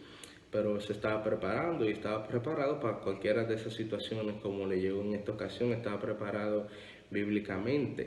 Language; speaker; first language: Spanish; native; Spanish